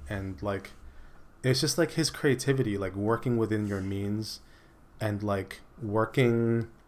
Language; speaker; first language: English; early bilingual, other home language; Filipino